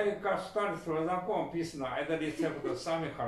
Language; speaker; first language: Russian; non-native, learner; Chinese